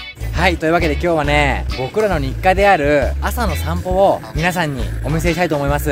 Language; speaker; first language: Japanese; native; Japanese